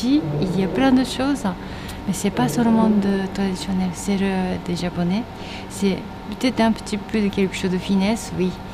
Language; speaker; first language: French; non-native, learner; Japanese